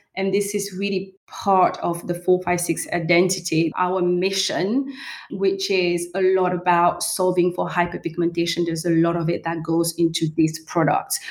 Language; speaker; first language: English; non-native, fluent; French